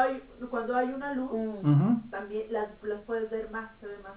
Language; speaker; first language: Spanish; native; Spanish